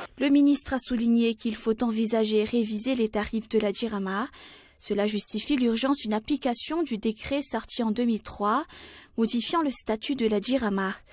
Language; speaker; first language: French; non-native, local second language; Malagasy